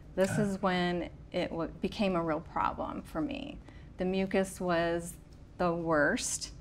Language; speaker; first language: English; native; English